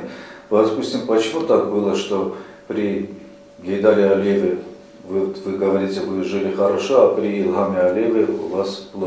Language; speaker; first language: Russian; native; Russian